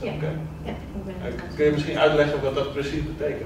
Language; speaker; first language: Dutch; native; Dutch